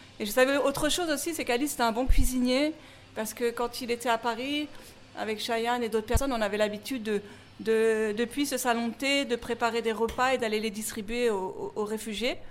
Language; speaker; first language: French; native; French